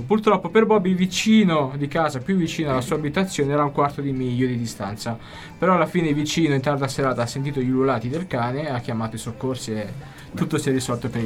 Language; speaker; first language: Italian; native; Italian